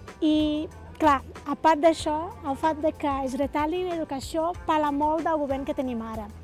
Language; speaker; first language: Catalan; non-native, fluent; Portuguese